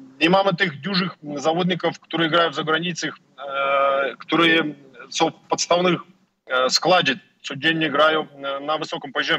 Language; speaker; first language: Polish; non-native, learner; Russian